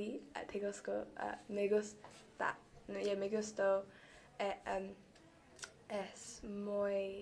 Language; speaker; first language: Spanish; non-native, learner; English